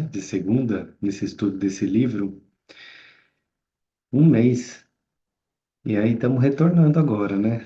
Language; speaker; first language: Portuguese; native; Portuguese